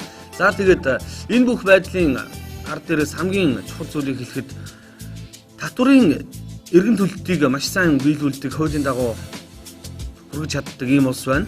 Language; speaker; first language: Mongolian; native; Mongolian